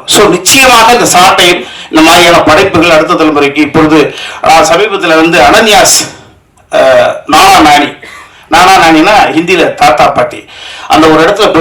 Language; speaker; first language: Tamil; native; Tamil